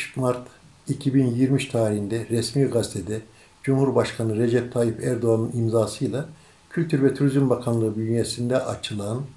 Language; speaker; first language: Turkish; native; Turkish